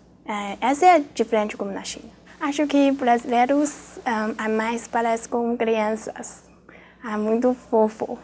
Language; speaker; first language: Portuguese; non-native, learner; Chinese